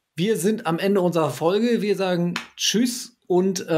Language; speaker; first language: German; native; German